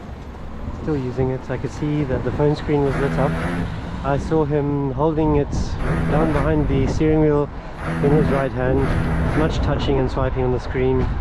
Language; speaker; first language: English; native; English